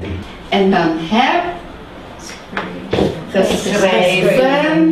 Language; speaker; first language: Dutch; non-native, learner; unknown